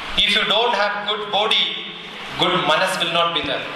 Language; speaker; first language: English; non-native, local second language; Malayalam